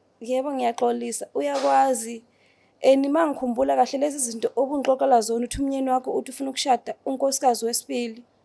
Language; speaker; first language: Zulu; non-native, fluent; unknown